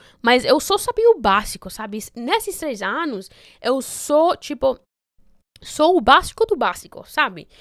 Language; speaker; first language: Portuguese; non-native, fluent; Spanish